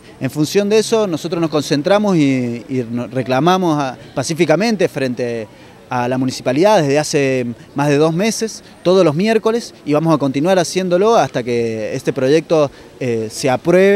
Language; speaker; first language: Spanish; native; Spanish